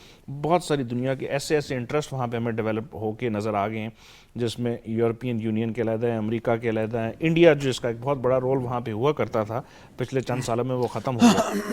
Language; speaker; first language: Urdu; native; Urdu